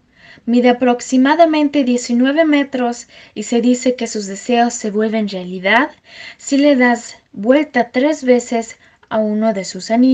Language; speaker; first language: Spanish; early bilingual, heritage; Spanish